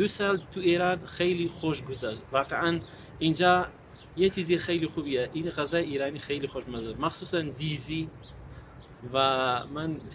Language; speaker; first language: Persian; non-native, learner; Kurdish